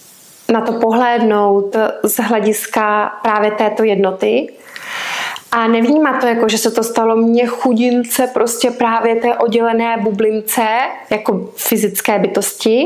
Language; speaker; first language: Czech; native; Czech